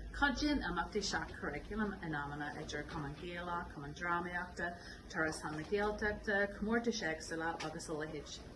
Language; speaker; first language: Irish; non-native, local second language; English